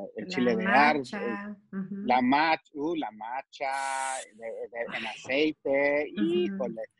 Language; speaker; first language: Spanish; early bilingual, heritage; Spanish